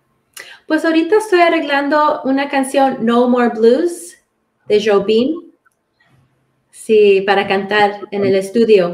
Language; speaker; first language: Spanish; early bilingual, heritage; Spanish